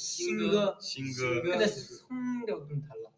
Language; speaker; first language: Korean; non-native, fluent; Chinese